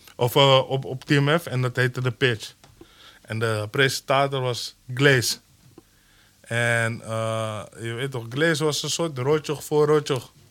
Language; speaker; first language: Dutch; early bilingual, other home language; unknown